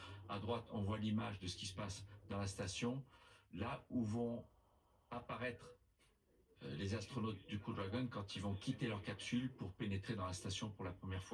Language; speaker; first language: French; native; French